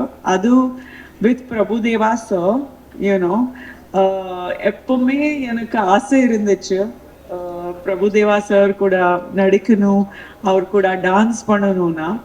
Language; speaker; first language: Tamil; non-native, local second language; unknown